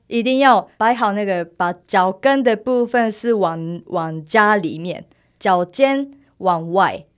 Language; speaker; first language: Chinese; non-native, fluent; Japanese